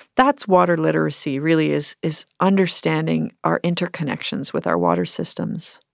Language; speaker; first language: English; native; English